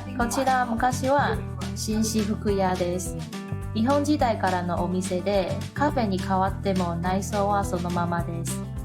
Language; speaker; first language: Japanese; non-native, fluent; Chinese